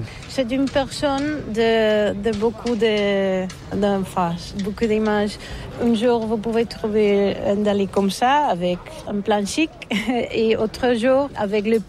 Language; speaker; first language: French; non-native, learner; Catalan